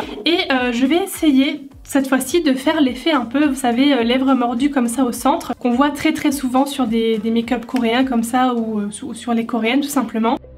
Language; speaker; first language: French; native; French